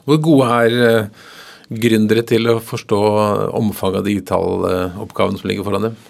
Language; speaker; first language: Norwegian; native; Norwegian